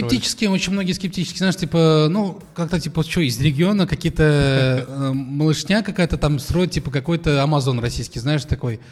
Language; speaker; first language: Russian; native; Russian